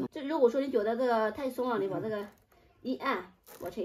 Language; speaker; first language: Chinese; native; Chinese